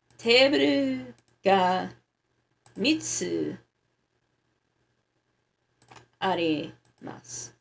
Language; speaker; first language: Japanese; non-native, learner; English